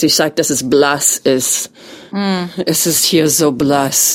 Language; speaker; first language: German; non-native, fluent; English